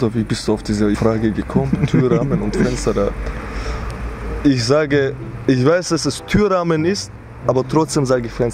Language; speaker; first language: German; early bilingual, other home language; Chechen